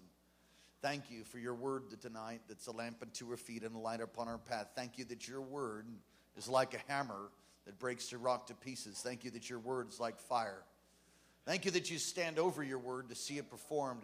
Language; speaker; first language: English; native; English